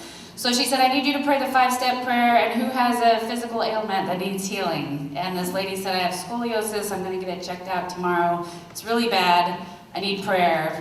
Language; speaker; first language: English; native; English